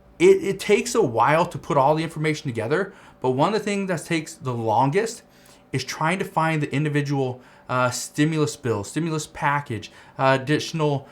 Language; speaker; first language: English; native; English